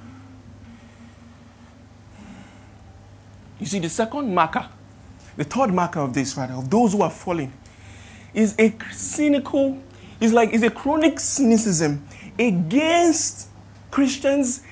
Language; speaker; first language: English; non-native, local second language; Yoruba